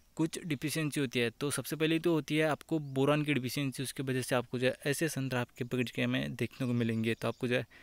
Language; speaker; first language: Hindi; non-native, local second language; Marathi